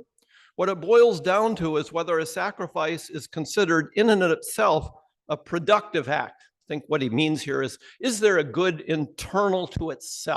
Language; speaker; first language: English; native; English